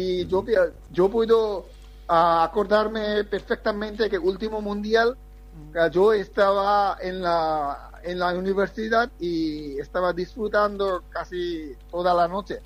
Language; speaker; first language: Spanish; non-native, fluent; Bangla